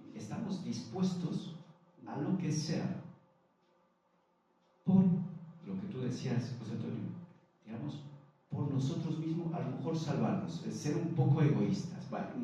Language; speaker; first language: Spanish; native; Spanish